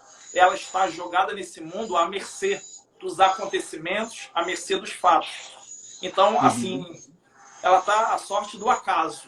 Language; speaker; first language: Portuguese; native; Portuguese